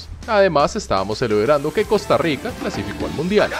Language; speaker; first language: Spanish; native; Spanish